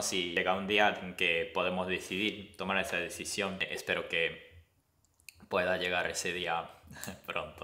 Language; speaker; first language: Spanish; non-native, fluent; Japanese